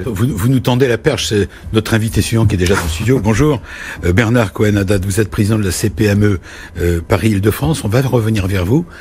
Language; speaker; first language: French; native; French